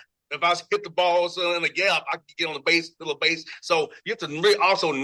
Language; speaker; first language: English; native; English